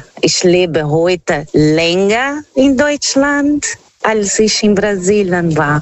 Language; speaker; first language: German; non-native, learner; Portuguese